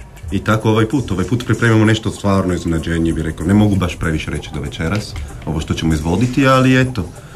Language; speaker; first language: Croatian; non-native, fluent; Italian